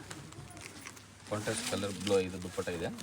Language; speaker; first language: Kannada; non-native, local second language; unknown